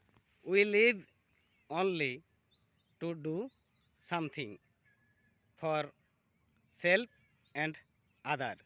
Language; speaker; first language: English; non-native, learner; Bangla